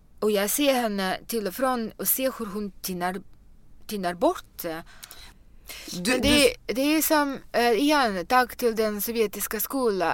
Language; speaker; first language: Swedish; non-native, fluent; Russian